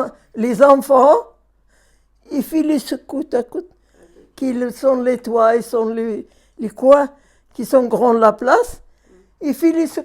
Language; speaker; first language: French; non-native, learner; Arabic